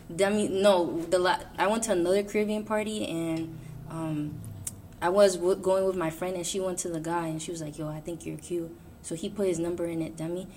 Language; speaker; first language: English; native; English